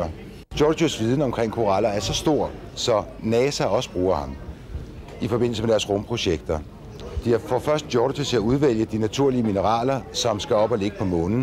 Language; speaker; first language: Danish; native; Danish